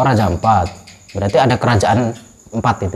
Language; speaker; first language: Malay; non-native, local second language; Javanese